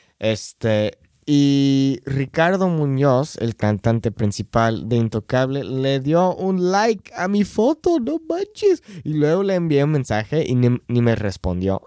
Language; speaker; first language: Spanish; non-native, fluent; English